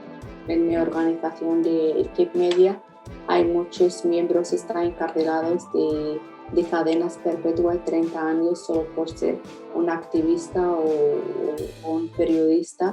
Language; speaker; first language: Spanish; non-native, fluent; Arabic